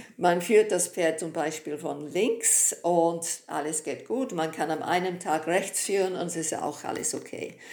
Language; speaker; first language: German; non-native, fluent; English